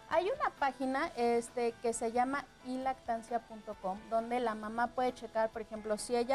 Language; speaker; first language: Spanish; native; Spanish